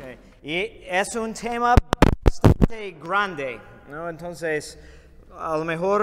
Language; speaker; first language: Spanish; non-native, fluent; English